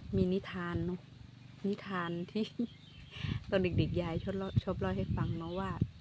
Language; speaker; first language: Thai; non-native, local second language; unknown